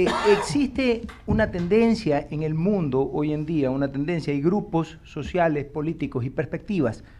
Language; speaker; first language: Spanish; native; Spanish